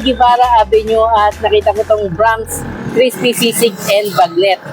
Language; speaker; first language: Filipino; native; Filipino